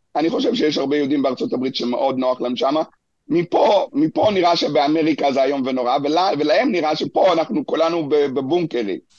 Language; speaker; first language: Hebrew; native; Hebrew